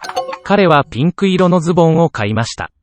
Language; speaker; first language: Japanese; non-native, learner; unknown